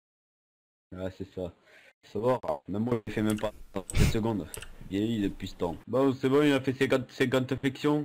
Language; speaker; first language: French; native; French